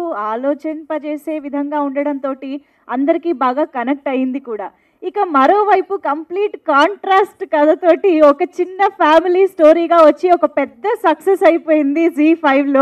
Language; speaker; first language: Telugu; native; Telugu